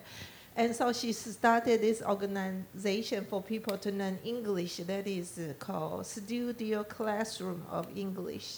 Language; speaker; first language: English; non-native, learner; Chinese